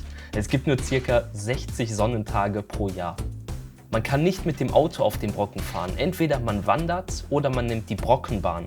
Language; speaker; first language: German; native; German